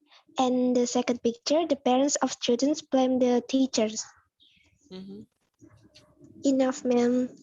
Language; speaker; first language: English; non-native, learner; Indonesian